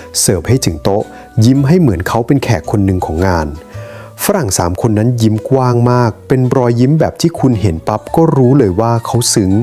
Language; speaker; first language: Thai; native; Thai